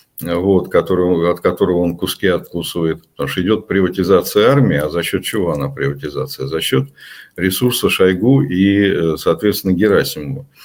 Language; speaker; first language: Russian; native; Russian